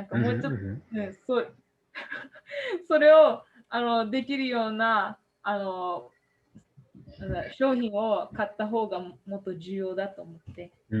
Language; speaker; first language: Japanese; non-native, fluent; English